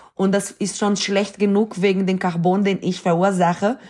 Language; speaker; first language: German; non-native, fluent; Portuguese